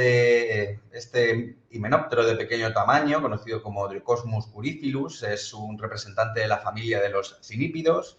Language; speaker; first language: Spanish; native; Spanish